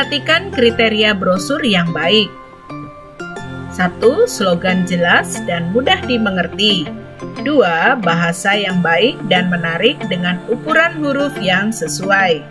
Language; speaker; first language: Indonesian; native; Indonesian